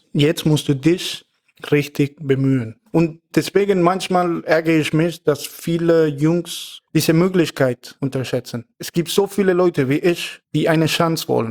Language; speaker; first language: German; non-native, fluent; Spanish